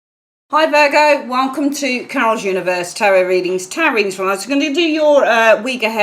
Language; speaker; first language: English; native; English